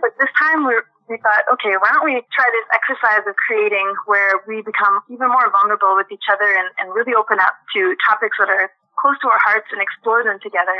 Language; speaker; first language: English; non-native, fluent; French